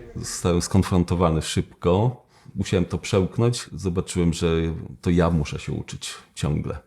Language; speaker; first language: Polish; native; Polish